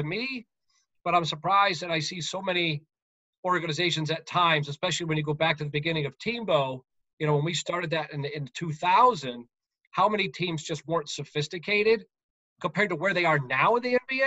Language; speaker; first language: English; native; English